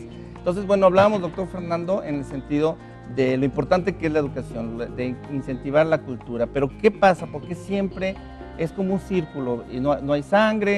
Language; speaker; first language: Spanish; native; Spanish